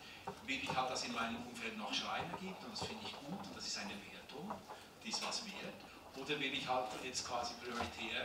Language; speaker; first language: German; native; German